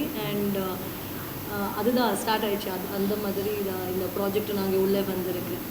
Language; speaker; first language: Tamil; non-native, learner; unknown